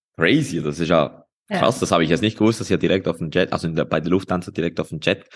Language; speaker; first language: German; non-native, fluent; Spanish